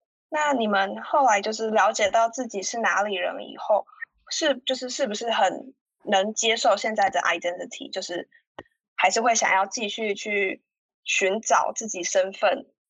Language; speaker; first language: Chinese; native; Chinese